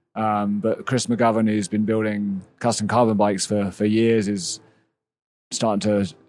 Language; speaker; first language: English; native; English